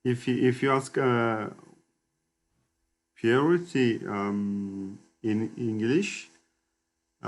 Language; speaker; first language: English; non-native, learner; Turkish